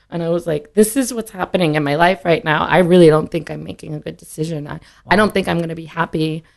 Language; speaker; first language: English; native; English